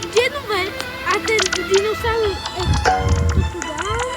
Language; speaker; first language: Polish; non-native, learner; Slovak